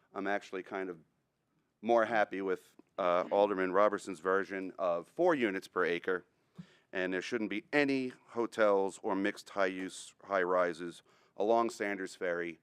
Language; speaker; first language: English; native; English